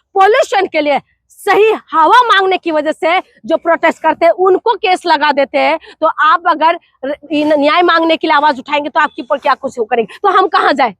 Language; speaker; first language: Hindi; non-native, local second language; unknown